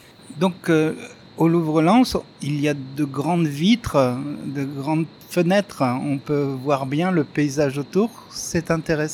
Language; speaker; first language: French; native; French